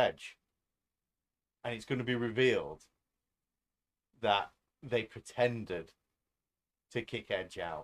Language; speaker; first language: English; native; English